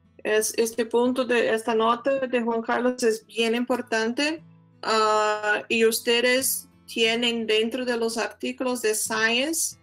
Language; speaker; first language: Spanish; non-native, fluent; Portuguese